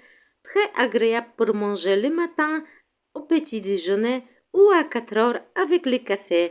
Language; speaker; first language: French; non-native, fluent; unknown